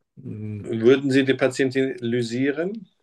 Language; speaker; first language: German; native; German